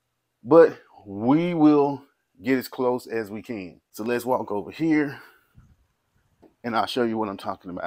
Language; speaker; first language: English; native; English